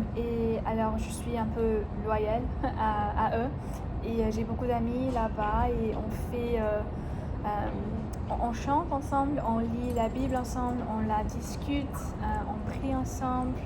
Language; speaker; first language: French; non-native, learner; English